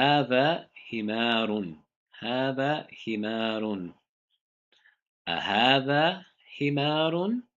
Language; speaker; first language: Arabic; non-native, fluent; English